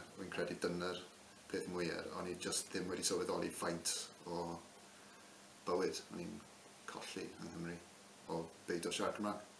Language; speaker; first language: Welsh; non-native, local second language; English